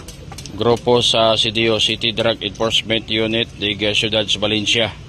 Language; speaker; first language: Cebuano; native; Cebuano